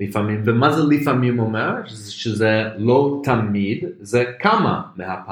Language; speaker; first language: Hebrew; non-native, fluent; English